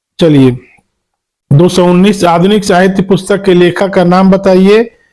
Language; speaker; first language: Hindi; native; Hindi